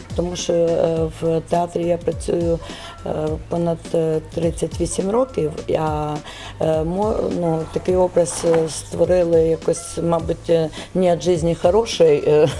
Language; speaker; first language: Ukrainian; non-native, local second language; Russian